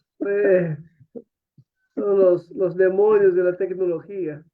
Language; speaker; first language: Spanish; native; Spanish